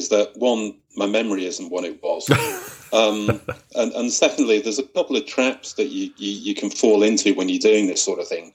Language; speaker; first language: English; native; English